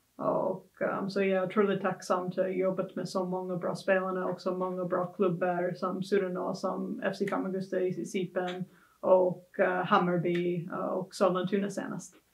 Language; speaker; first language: Swedish; non-native, fluent; English